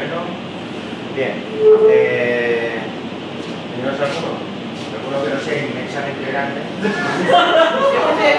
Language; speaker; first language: Spanish; native; Spanish